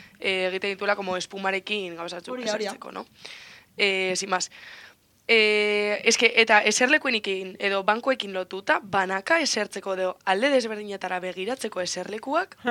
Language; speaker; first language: Basque; non-native, local second language; Spanish